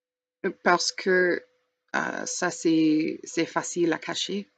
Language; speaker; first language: French; non-native, learner; English